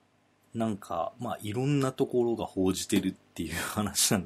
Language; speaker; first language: Japanese; native; Japanese